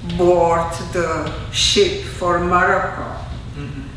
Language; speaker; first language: English; non-native, fluent; Czech